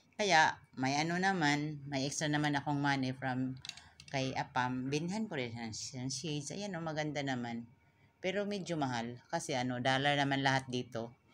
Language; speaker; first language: Filipino; non-native, local second language; Surigaonon